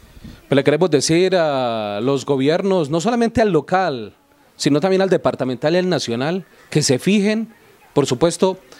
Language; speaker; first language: Spanish; native; Spanish